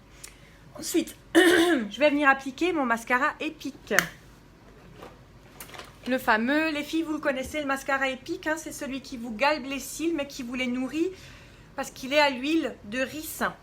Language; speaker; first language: French; native; French